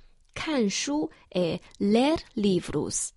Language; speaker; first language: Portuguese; non-native, fluent; Chinese